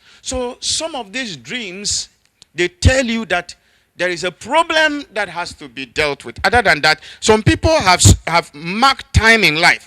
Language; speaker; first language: English; non-native, local second language; Akan